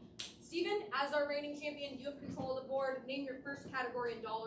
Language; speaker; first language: English; native; English